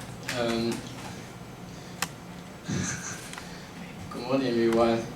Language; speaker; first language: English; non-native, learner; Chinese